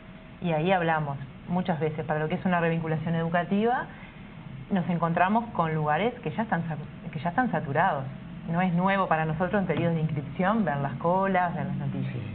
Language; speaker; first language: Spanish; native; Spanish